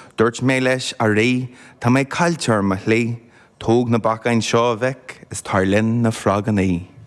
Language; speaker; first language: Irish; non-native, local second language; English